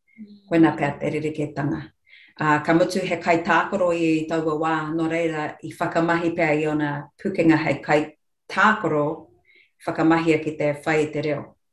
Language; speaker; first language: Māori; non-native, local second language; English